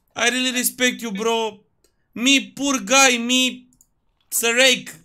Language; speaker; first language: English; non-native, learner; Romanian